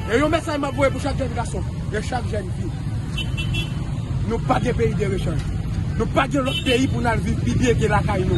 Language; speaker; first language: Haitian Creole; native; Haitian Creole